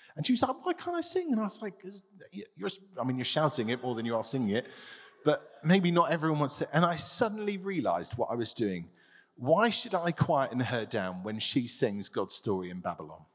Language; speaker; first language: English; native; English